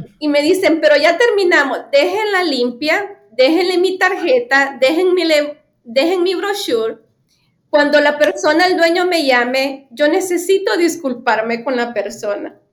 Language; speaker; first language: Spanish; native; Spanish